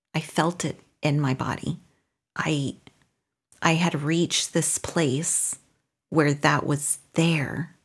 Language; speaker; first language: English; non-native, fluent; Spanish